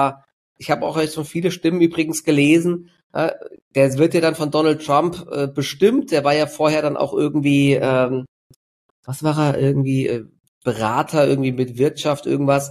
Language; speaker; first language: German; native; German